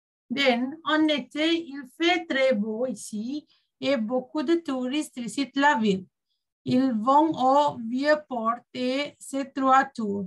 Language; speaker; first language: French; non-native, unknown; Sinhala